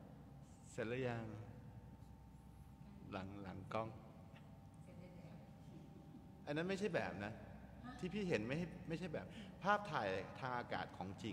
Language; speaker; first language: Thai; native; Thai